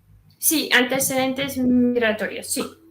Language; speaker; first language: Spanish; non-native, fluent; English